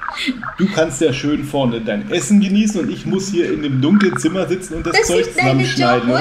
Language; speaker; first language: German; native; German